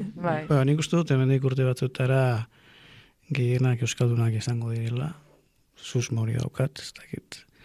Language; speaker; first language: Basque; non-native, local second language; Spanish